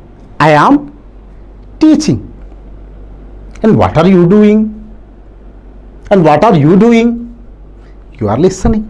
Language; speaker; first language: English; non-native, local second language; Malayalam